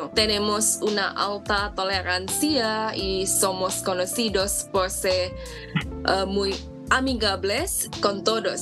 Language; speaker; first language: Spanish; non-native, learner; Indonesian